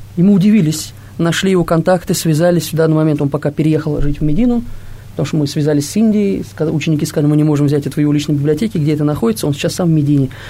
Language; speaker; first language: Russian; non-native, local second language; Tatar